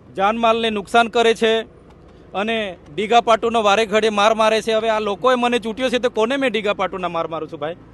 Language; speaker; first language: Gujarati; non-native, local second language; Vasavi